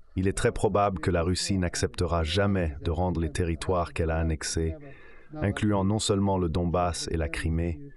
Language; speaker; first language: French; non-native, fluent; Ukrainian